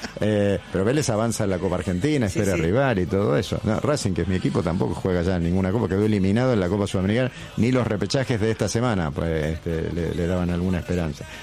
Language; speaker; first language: Spanish; native; Spanish